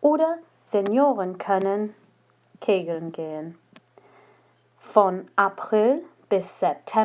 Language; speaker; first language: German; non-native, fluent; English